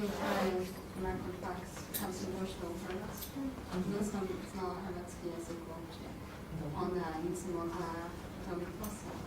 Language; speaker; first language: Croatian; non-native, learner; English